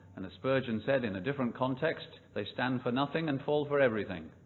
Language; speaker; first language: English; native; English